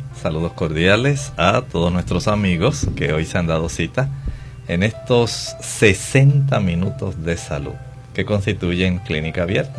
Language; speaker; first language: Spanish; native; Spanish